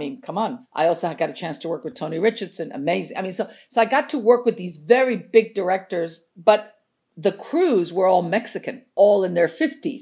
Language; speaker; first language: English; non-native, fluent; Spanish